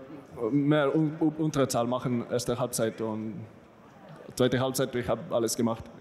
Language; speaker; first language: German; non-native, learner; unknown